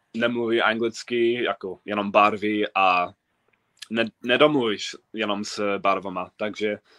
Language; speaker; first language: Czech; non-native, fluent; English